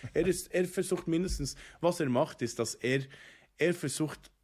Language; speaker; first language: German; non-native, learner; Norwegian